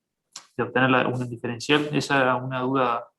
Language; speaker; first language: Spanish; native; Spanish